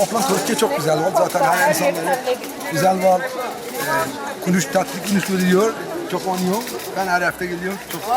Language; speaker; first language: Turkish; non-native, learner; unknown